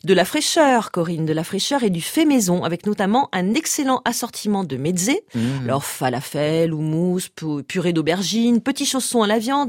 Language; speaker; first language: French; native; French